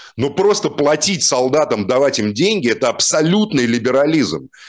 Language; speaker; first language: Russian; native; Russian